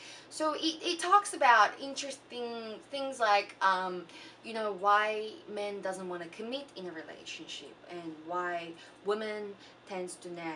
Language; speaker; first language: English; early bilingual, other home language; Korean